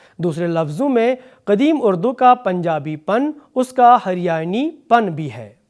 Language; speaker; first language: Urdu; native; Urdu